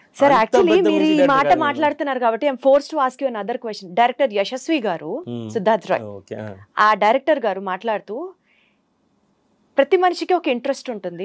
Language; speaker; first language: Telugu; native; Telugu